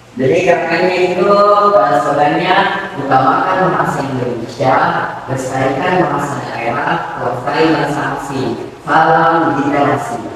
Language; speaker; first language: Indonesian; native; Indonesian